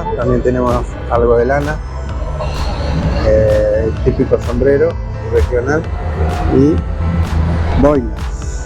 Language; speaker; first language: Spanish; native; Spanish